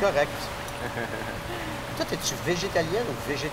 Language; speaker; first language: French; native; French